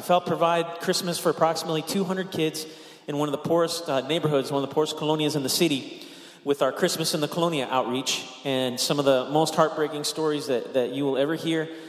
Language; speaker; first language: English; native; English